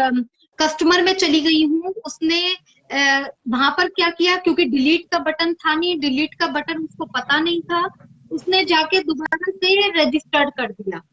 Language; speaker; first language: Hindi; native; Hindi